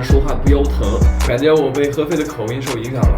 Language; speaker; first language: Chinese; non-native, fluent; English